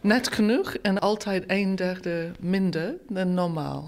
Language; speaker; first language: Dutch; non-native, learner; English